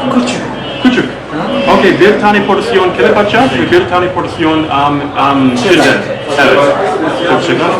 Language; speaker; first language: Turkish; non-native, learner; English